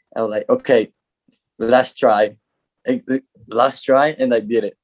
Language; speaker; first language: English; non-native, learner; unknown